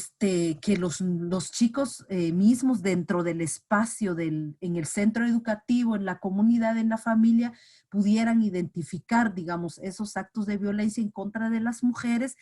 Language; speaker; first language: Spanish; native; Spanish